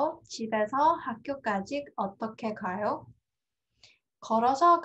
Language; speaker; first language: Korean; non-native, fluent; English